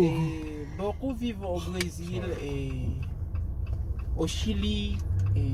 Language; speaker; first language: French; non-native, local second language; Haitian Creole